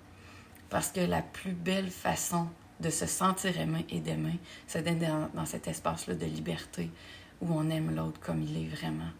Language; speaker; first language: French; native; French